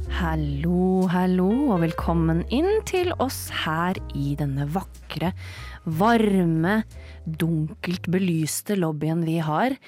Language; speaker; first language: Norwegian; native; Norwegian